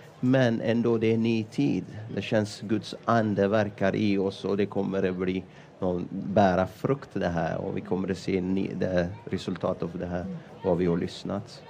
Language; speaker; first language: Swedish; non-native, fluent; Amharic